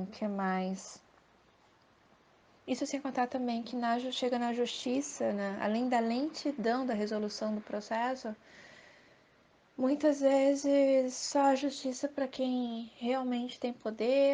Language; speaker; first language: Portuguese; native; Portuguese